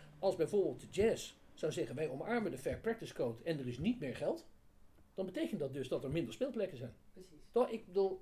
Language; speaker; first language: Dutch; native; Dutch